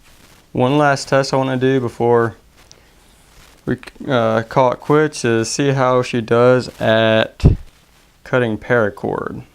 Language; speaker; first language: English; native; English